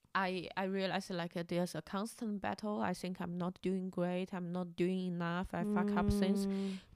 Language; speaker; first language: English; non-native, fluent; Chinese